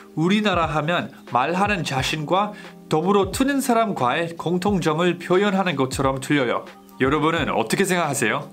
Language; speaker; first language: Korean; non-native, fluent; English